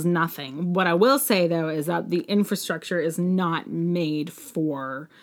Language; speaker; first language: English; native; English